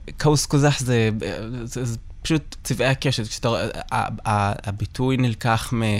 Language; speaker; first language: Hebrew; non-native, local second language; Arabic